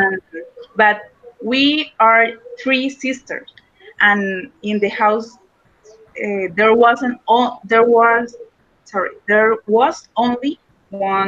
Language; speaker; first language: English; non-native, learner; Spanish